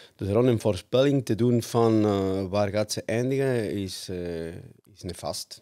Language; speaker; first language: Dutch; non-native, fluent; Spanish